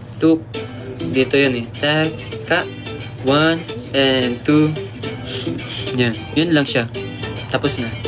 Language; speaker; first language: Filipino; non-native, local second language; Hiligaynon